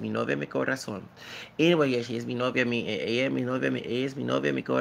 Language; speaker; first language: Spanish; non-native, learner; English